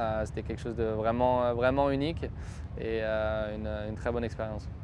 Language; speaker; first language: French; native; French